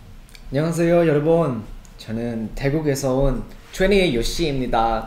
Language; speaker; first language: Korean; non-native, learner; Thai